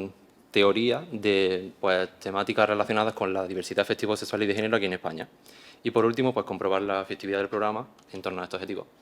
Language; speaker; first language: Spanish; native; Spanish